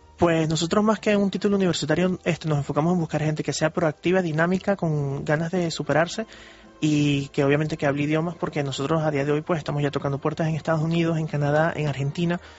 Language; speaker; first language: Spanish; early bilingual, heritage; Spanish